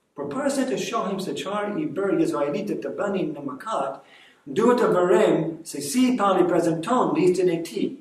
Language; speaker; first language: Albanian; non-native, fluent; English